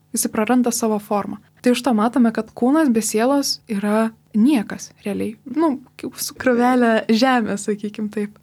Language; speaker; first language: Lithuanian; native; Lithuanian